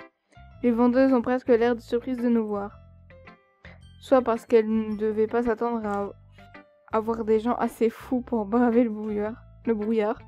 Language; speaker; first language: French; native; French